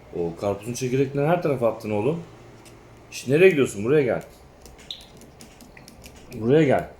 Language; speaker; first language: Turkish; native; Turkish